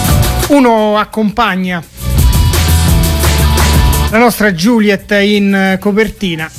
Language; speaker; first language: Italian; native; Italian